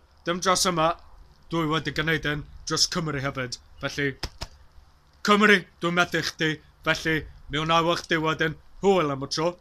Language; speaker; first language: Welsh; non-native, learner; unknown